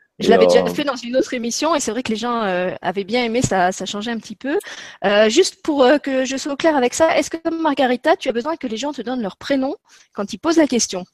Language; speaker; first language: French; native; French